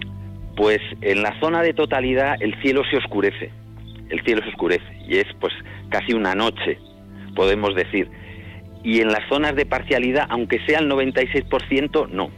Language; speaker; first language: Spanish; native; Spanish